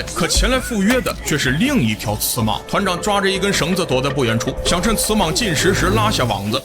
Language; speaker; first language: Chinese; native; Chinese